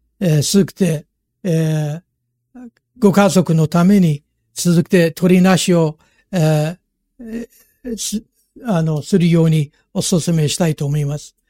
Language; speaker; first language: Japanese; non-native, fluent; English